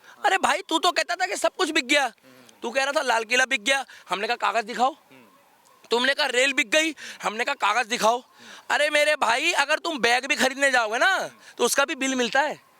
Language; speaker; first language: Hindi; native; Hindi